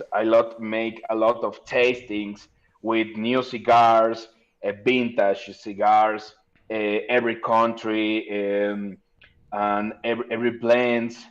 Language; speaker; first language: English; non-native, learner; Spanish